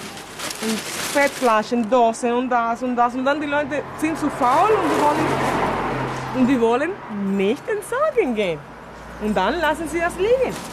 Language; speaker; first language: German; non-native, fluent; Spanish